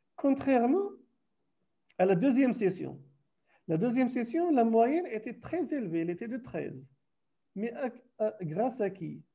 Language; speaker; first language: French; non-native, local second language; Arabic